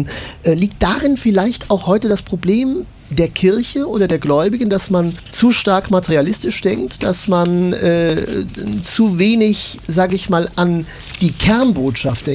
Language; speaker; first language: German; native; German